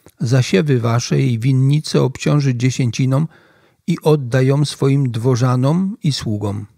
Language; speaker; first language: Polish; native; Polish